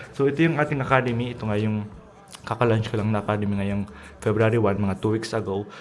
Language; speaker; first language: Filipino; early bilingual, heritage; Filipino